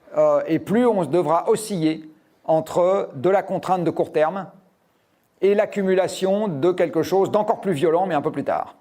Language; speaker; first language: French; native; French